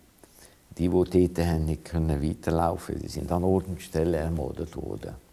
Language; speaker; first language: German; non-native, fluent; Hungarian